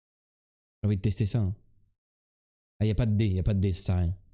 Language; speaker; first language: French; native; French